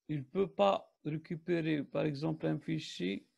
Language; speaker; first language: French; non-native, local second language; Arabic